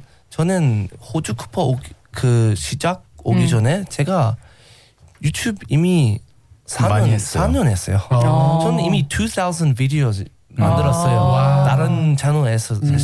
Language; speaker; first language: Korean; non-native, learner; English